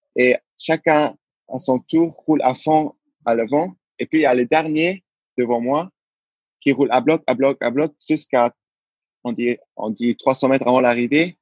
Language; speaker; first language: French; non-native, local second language; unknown